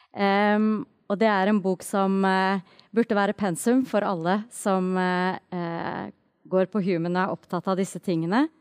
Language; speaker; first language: Norwegian; native; Norwegian